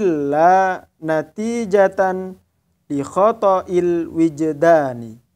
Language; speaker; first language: Arabic; non-native, fluent; Indonesian